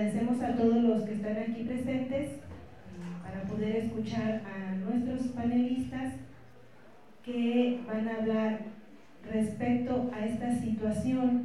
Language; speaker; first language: Spanish; native; Spanish